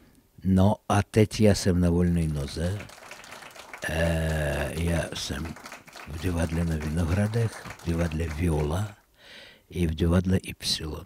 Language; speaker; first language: Czech; non-native, fluent; Russian